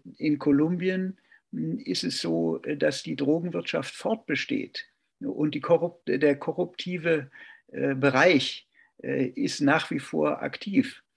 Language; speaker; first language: German; native; German